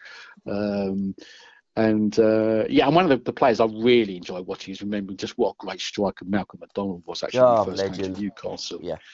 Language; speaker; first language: English; native; English